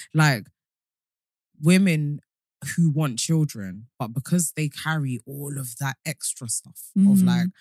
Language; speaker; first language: English; native; English